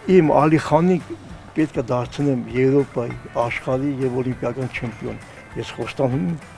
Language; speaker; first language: Armenian; non-native, local second language; Kurdish